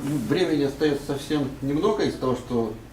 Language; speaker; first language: Russian; native; Russian